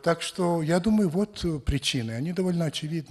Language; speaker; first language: Russian; early bilingual, heritage; French